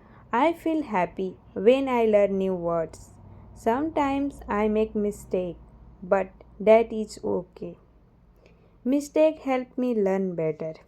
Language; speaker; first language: English; non-native, learner; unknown